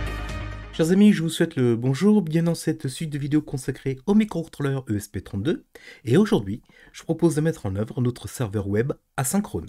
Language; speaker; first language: French; native; French